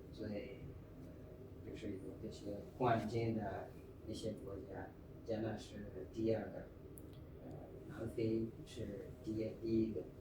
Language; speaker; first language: Chinese; non-native, fluent; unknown